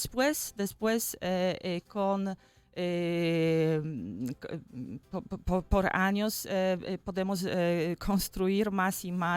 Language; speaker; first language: Spanish; non-native, fluent; Polish